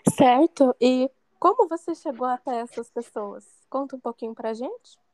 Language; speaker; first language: Portuguese; native; Portuguese